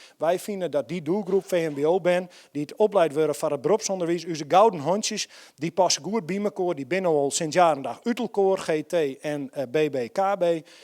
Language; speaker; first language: Dutch; non-native, local second language; Western Frisian